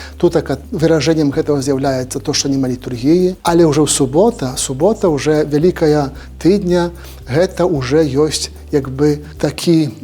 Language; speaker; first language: Belarusian; native; Belarusian